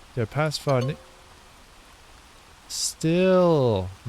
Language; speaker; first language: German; non-native, learner; English